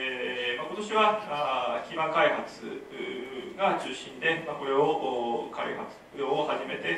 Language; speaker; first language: Japanese; native; Japanese